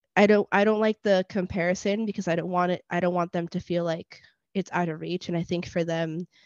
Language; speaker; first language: English; non-native, fluent; Spanish